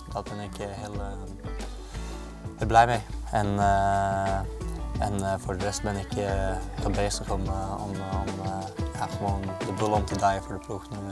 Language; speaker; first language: Dutch; non-native, fluent; Norwegian